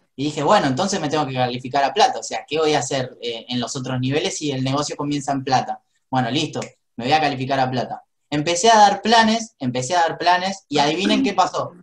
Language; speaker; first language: Spanish; native; Spanish